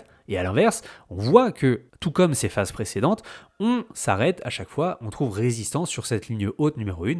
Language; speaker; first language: French; native; French